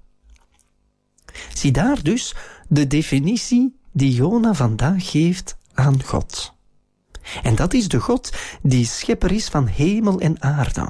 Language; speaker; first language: Dutch; native; Dutch